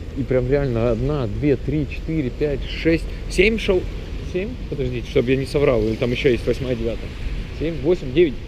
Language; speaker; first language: Russian; early bilingual, heritage; Russian